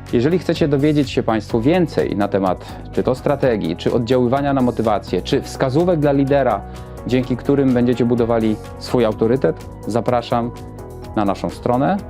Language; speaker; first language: Polish; native; Polish